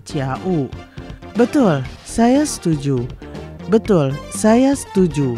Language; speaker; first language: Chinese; non-native, learner; Indonesian